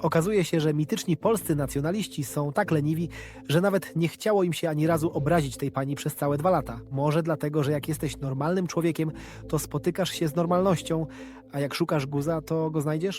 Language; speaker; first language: Polish; native; Polish